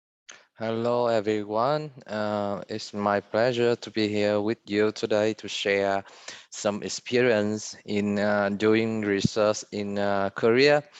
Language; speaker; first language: English; non-native, fluent; Vietnamese